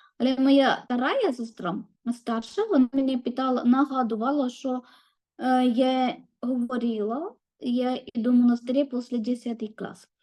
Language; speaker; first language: Ukrainian; non-native, learner; Malayalam